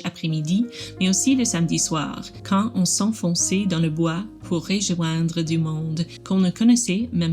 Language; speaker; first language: French; non-native, learner; English